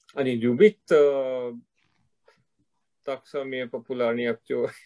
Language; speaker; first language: Russian; non-native, fluent; English